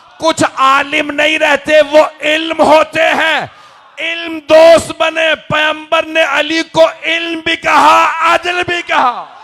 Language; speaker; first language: Urdu; early bilingual, heritage; Urdu